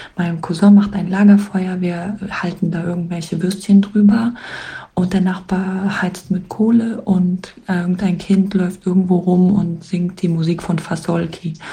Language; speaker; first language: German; early bilingual, other home language; Polish